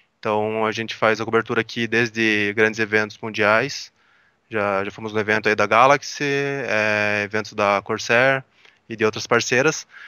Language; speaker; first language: Portuguese; native; Portuguese